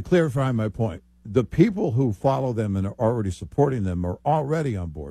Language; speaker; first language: English; native; English